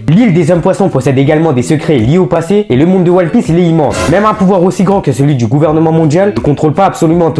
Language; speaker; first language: French; native; French